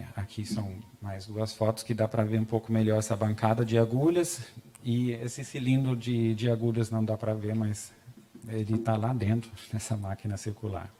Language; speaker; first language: Portuguese; non-native, fluent; German